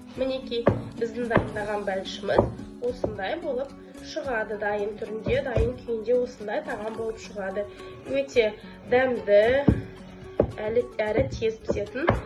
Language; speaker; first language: Kazakh; non-native, local second language; Chechen